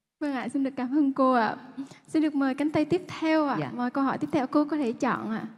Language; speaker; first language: Vietnamese; native; Vietnamese